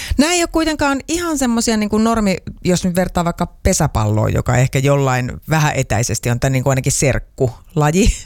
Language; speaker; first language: Finnish; native; Finnish